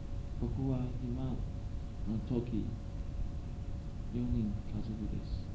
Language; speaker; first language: Japanese; non-native, learner; English